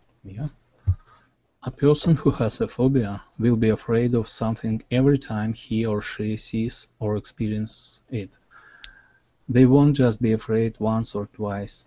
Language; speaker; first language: English; non-native, learner; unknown